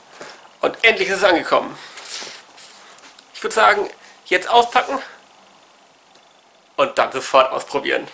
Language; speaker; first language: German; native; German